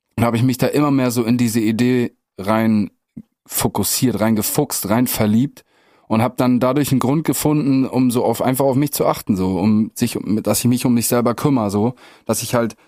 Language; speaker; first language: German; native; German